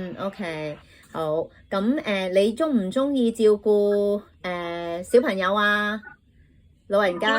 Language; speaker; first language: Cantonese; native; Cantonese